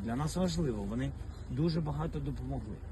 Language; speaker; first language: Ukrainian; non-native, local second language; Russian